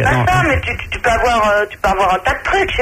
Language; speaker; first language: French; native; French